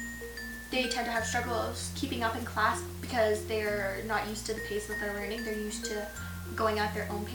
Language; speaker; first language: English; native; English